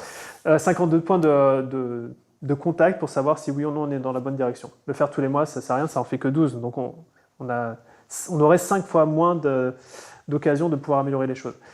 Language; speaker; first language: French; native; French